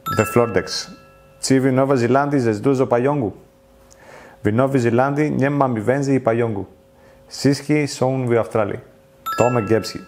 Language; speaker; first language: Polish; non-native, learner; Greek